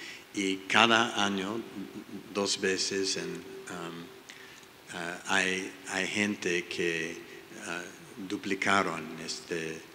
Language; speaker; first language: Spanish; non-native, learner; English